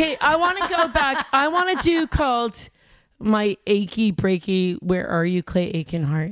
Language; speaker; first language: English; native; English